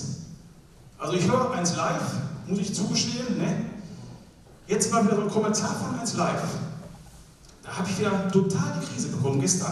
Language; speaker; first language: German; native; German